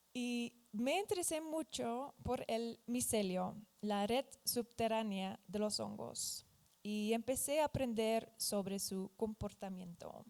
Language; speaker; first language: Spanish; non-native, fluent; Dutch